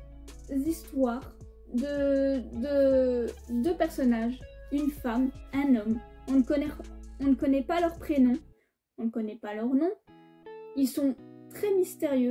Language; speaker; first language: French; native; French